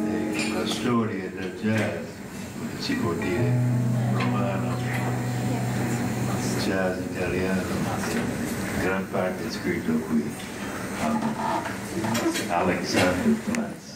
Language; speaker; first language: Italian; non-native, learner; English